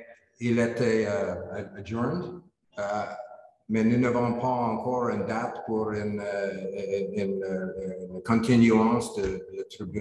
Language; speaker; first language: French; non-native, learner; English